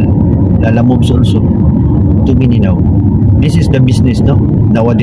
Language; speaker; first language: English; non-native, learner; Filipino